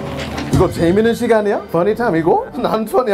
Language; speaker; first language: Korean; non-native, learner; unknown